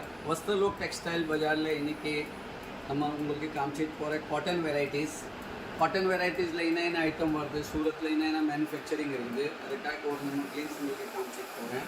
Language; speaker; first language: Tamil; non-native, fluent; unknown